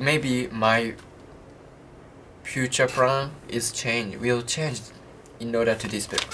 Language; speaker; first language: English; non-native, learner; Japanese